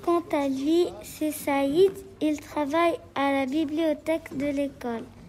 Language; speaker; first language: French; non-native, learner; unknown